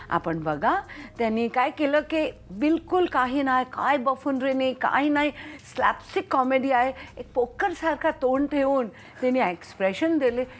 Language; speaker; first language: Marathi; non-native, local second language; Hindi